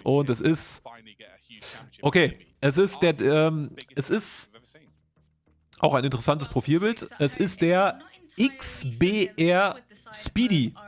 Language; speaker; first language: German; native; German